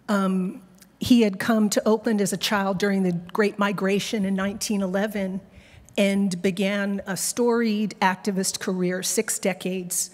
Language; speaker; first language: English; native; English